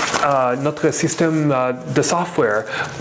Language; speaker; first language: French; non-native, learner; English